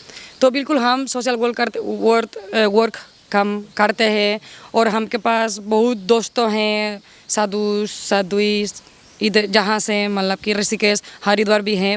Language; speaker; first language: Hindi; non-native, learner; Spanish